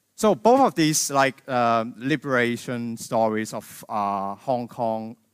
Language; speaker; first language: English; non-native, local second language; Cantonese